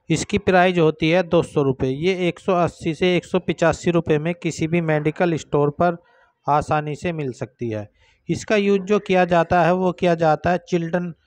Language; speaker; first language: Hindi; native; Hindi